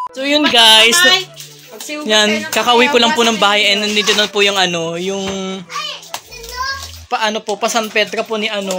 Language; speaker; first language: Filipino; native; Filipino